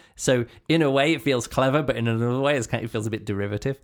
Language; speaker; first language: English; native; English